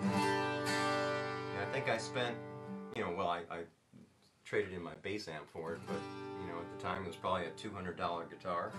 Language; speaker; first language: English; native; English